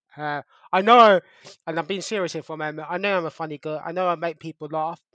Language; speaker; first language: English; native; English